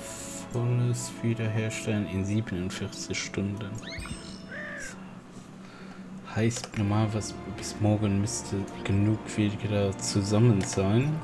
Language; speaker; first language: German; non-native, local second language; Luxembourgish